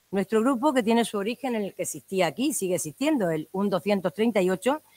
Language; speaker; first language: Spanish; native; Spanish